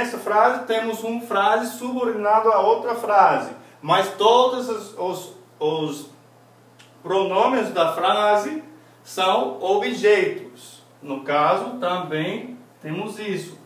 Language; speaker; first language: Portuguese; non-native, fluent; English